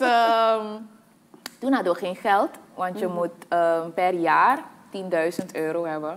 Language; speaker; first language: Dutch; native; Dutch